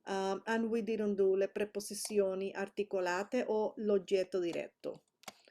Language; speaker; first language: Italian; non-native, fluent; Spanish